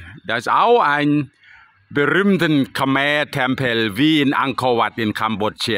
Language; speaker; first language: German; non-native, learner; Thai